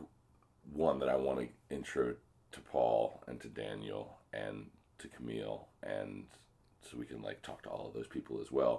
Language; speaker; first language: English; native; English